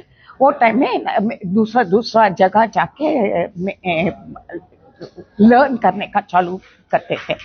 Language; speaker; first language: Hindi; non-native, local second language; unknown